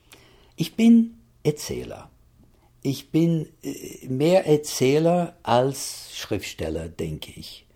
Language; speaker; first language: German; non-native, fluent; English